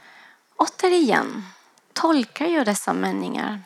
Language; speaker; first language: Swedish; non-native, fluent; Spanish